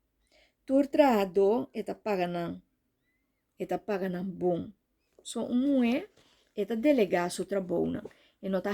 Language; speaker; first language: Portuguese; non-native, learner; Papiamento